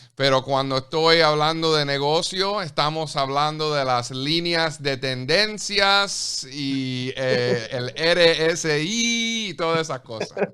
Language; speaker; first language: Spanish; early bilingual, heritage; Spanish